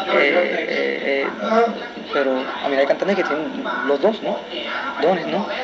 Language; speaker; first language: Spanish; early bilingual, heritage; Spanish